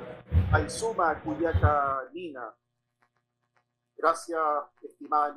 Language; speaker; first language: Spanish; native; Spanish